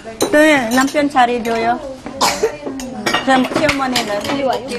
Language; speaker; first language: Korean; non-native, learner; Filipino